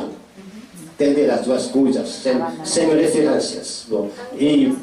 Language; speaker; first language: Portuguese; non-native, fluent; French